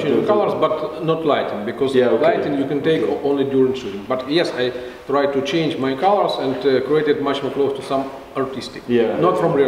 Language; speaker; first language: English; non-native, fluent; Russian